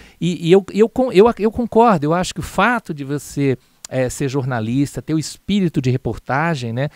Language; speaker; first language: Portuguese; native; Portuguese